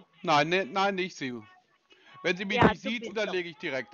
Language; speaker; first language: German; native; German